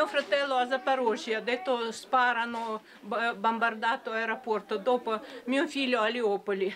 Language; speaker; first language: Italian; non-native, learner; Ukrainian